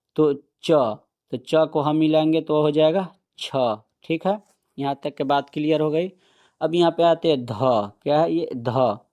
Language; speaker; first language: Hindi; native; Hindi